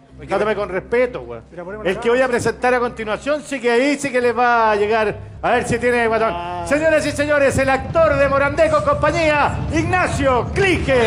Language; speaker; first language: Spanish; native; Spanish